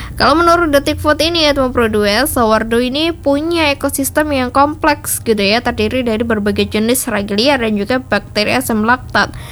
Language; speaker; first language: Indonesian; native; Indonesian